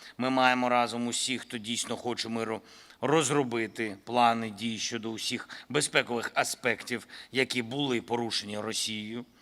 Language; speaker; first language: Ukrainian; non-native, local second language; Russian